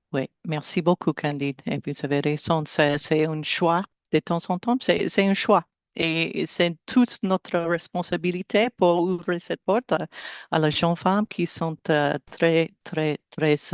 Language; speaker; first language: French; non-native, learner; English